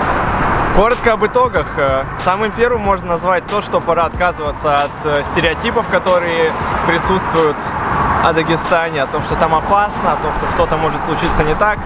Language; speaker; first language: Russian; native; Russian